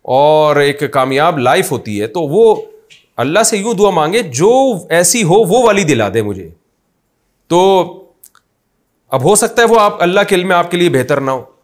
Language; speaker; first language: Urdu; native; Urdu